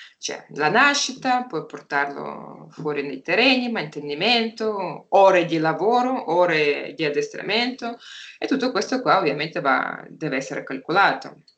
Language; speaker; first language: Italian; non-native, fluent; Russian